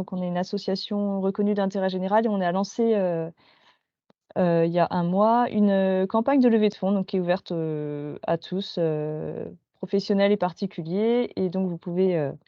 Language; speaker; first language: French; native; French